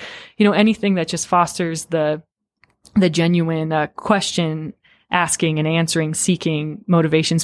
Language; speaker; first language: English; native; English